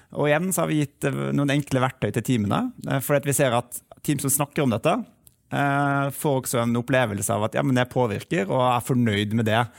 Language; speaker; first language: Norwegian; native; Norwegian